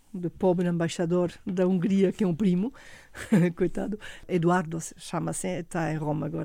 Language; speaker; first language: Portuguese; non-native, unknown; German